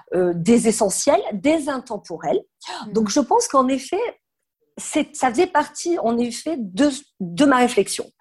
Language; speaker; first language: French; native; French